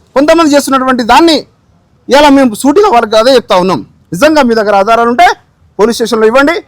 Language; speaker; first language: Telugu; native; Telugu